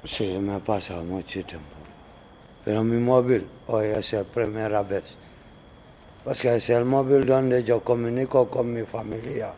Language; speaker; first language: Spanish; non-native, learner; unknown